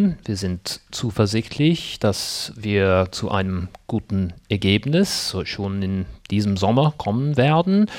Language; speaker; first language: German; non-native, fluent; English